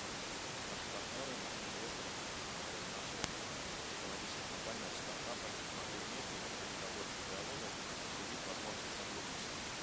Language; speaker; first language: Russian; native; Russian